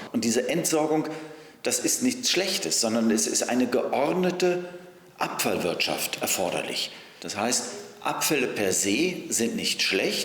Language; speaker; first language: German; native; German